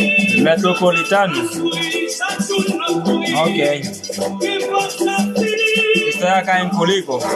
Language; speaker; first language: Spanish; non-native, learner; Haitian Creole